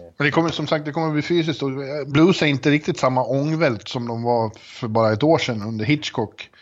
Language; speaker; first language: Swedish; native; Swedish